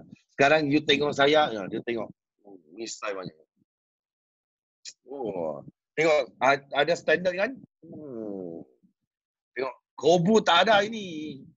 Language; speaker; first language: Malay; non-native, local second language; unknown